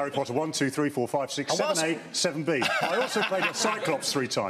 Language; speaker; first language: English; native; English